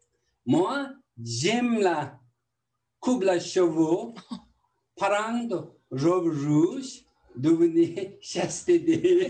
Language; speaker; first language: French; non-native, learner; Tibetan